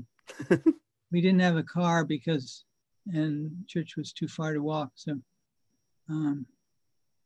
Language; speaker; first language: English; native; English